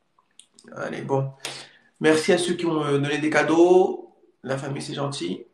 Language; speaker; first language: French; native; French